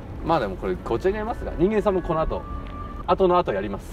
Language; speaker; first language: Japanese; native; Japanese